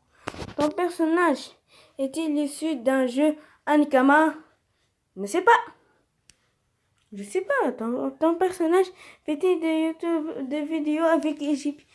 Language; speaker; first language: French; non-native, learner; Arabic